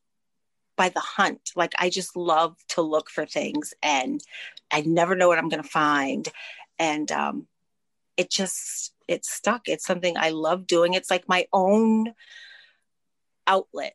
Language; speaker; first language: English; native; English